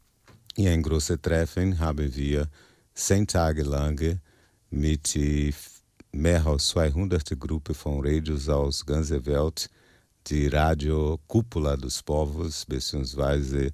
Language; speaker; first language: German; non-native, learner; Portuguese